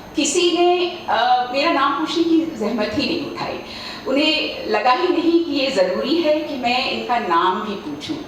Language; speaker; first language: Hindi; native; Hindi